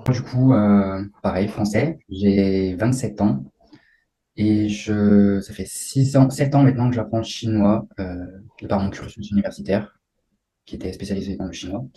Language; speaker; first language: French; native; French